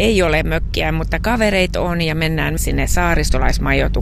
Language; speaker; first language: Finnish; native; Finnish